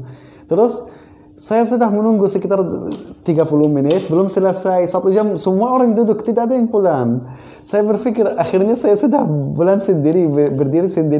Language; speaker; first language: Indonesian; non-native, learner; Arabic